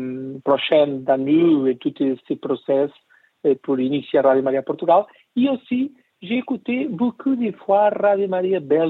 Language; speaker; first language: French; non-native, learner; Portuguese